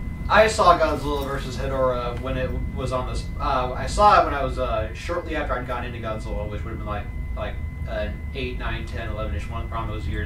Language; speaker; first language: English; native; English